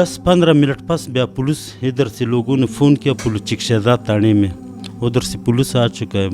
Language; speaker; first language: Hindi; non-native, learner; Pashto